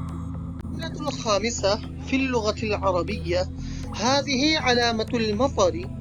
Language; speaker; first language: Arabic; non-native, fluent; Urdu